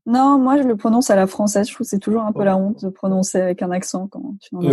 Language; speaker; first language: French; native; French